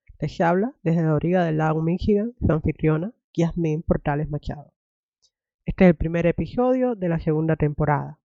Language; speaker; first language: Spanish; native; Spanish